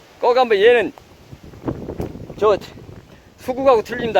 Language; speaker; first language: Korean; native; Korean